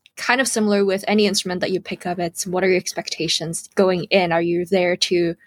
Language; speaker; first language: English; early bilingual, other home language; Cantonese